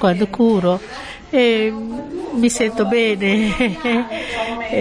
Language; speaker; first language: Italian; non-native, learner; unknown